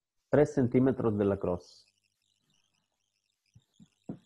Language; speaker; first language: Spanish; non-native, fluent; Italian